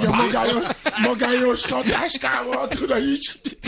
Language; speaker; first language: Hungarian; non-native, fluent; Yoruba